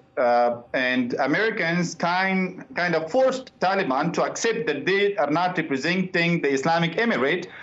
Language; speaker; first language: English; non-native, fluent; Persian